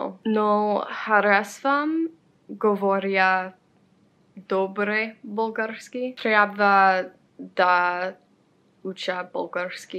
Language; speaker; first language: Bulgarian; non-native, learner; English